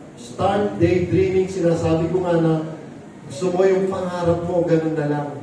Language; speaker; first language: Filipino; non-native, local second language; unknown